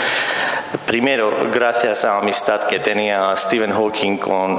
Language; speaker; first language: Spanish; non-native, fluent; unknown